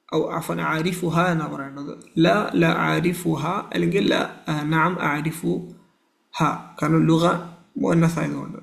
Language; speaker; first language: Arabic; non-native, fluent; Malayalam